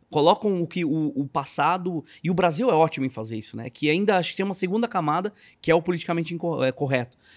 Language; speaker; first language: Portuguese; native; Portuguese